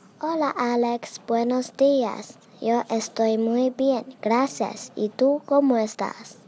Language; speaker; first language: Spanish; non-native, learner; Chinese